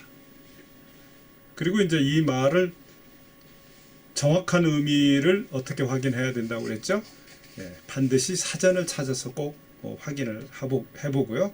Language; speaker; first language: Korean; native; Korean